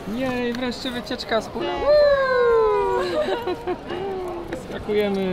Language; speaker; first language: Polish; native; Polish